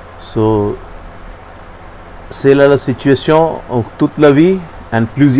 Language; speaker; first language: French; non-native, learner; Hindi